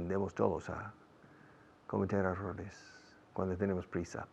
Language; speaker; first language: Spanish; non-native, fluent; English